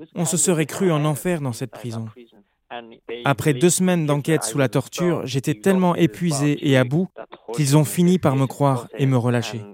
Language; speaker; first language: French; non-native, fluent; Korean